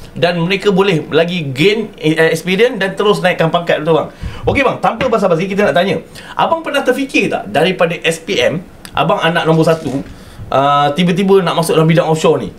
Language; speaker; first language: Malay; native; Malay